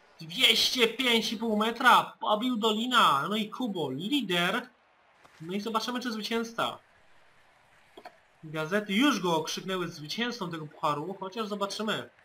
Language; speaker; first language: Polish; native; Polish